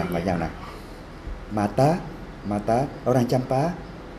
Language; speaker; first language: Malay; non-native, learner; Western Cham